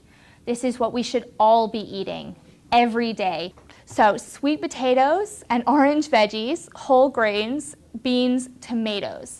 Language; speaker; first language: English; native; English